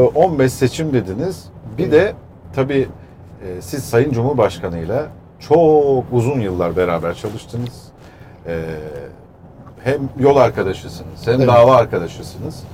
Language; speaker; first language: Turkish; native; Turkish